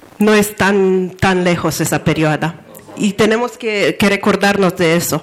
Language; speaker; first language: Spanish; non-native, learner; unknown